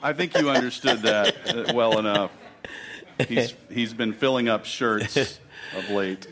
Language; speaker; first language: English; native; English